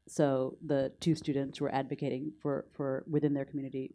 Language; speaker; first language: English; native; English